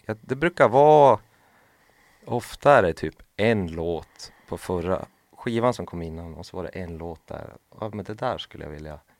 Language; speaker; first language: Swedish; native; Swedish